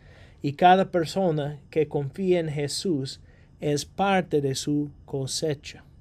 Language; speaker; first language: Spanish; non-native, fluent; English